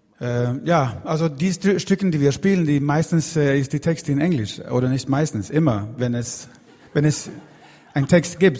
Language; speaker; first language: German; non-native, fluent; Swedish